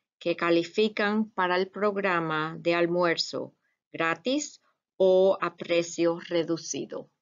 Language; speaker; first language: Spanish; non-native, fluent; English